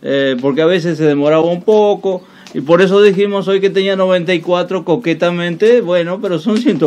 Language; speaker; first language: Spanish; native; Spanish